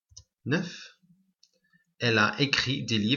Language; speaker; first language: French; non-native, fluent; English